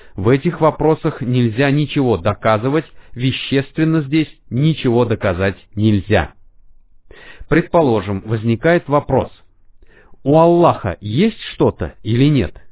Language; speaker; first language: Russian; non-native, fluent; Arabic